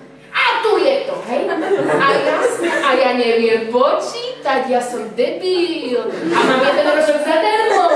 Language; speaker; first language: Slovak; native; Slovak